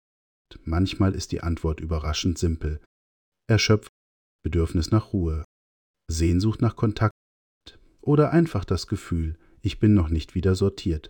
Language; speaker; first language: German; native; German